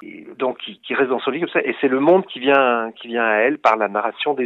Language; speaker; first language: French; native; French